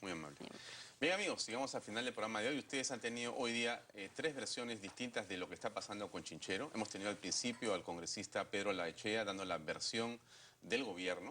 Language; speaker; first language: Spanish; native; Spanish